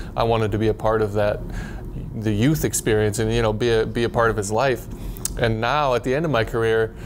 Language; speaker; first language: English; native; English